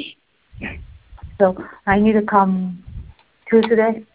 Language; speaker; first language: English; non-native, learner; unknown